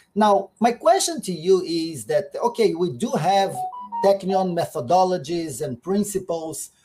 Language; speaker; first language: English; non-native, fluent; Portuguese